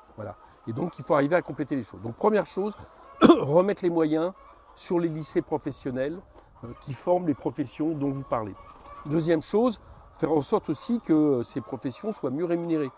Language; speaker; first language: French; native; French